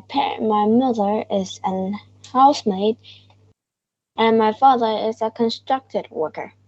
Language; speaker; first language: English; non-native, learner; Vietnamese